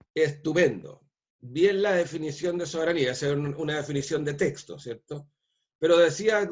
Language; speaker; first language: Spanish; native; Spanish